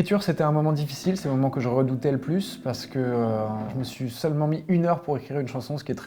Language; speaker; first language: French; native; French